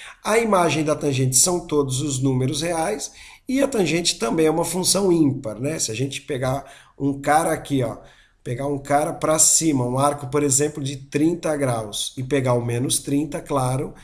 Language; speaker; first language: Portuguese; native; Portuguese